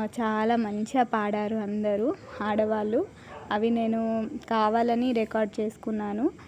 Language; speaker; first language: Telugu; non-native, local second language; Marathi